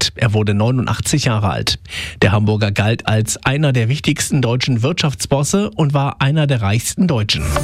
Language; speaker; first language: German; native; German